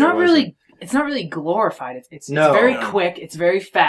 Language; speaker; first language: English; native; English